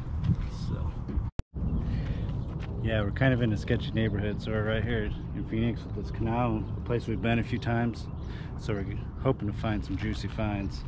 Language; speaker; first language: English; native; English